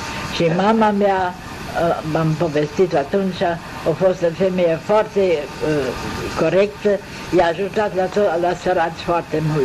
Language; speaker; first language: Romanian; non-native, local second language; German